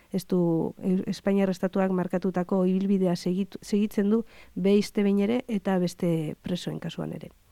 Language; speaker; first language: Basque; native; Basque